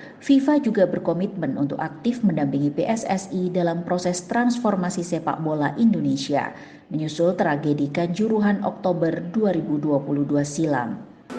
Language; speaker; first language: Indonesian; native; Indonesian